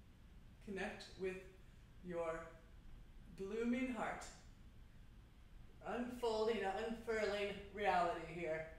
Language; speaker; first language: English; native; English